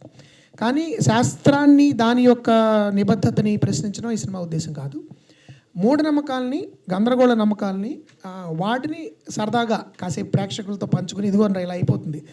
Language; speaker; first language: Telugu; native; Telugu